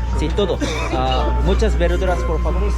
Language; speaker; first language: Spanish; non-native, learner; Korean